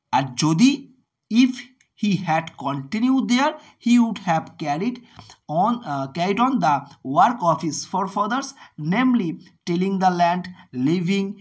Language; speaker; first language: English; non-native, local second language; Bangla